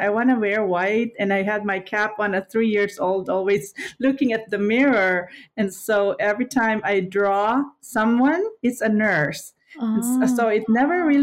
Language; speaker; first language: English; non-native, local second language; Filipino